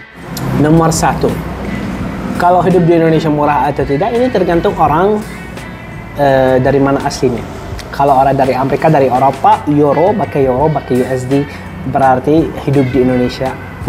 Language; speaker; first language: Indonesian; non-native, fluent; Arabic